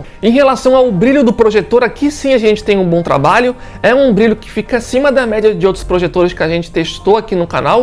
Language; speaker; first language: Portuguese; native; Portuguese